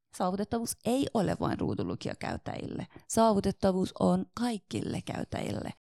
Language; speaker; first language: Finnish; non-native, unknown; Persian